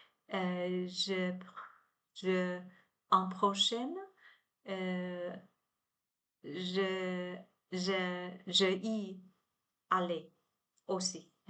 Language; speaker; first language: French; non-native, learner; Chinese